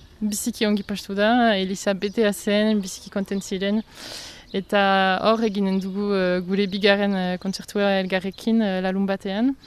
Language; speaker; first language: Basque; non-native, local second language; French